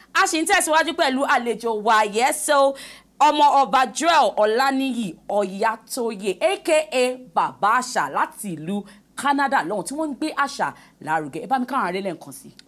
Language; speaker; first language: Yoruba; native; Yoruba